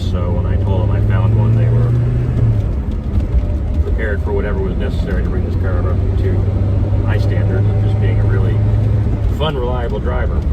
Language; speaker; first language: English; native; English